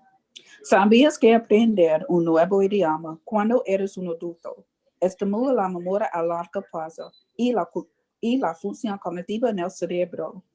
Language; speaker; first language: Spanish; non-native, learner; English